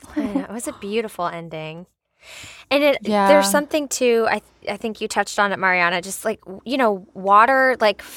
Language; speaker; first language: English; native; English